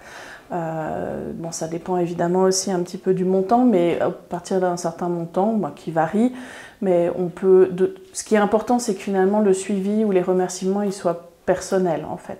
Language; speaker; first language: French; native; French